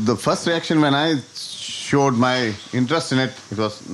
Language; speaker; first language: English; non-native, local second language; Hindi